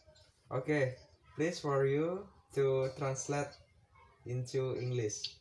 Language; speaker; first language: English; non-native, learner; Indonesian